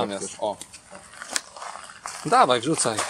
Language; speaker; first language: Polish; native; Polish